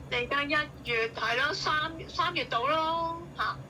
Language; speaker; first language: Chinese; non-native, learner; Indonesian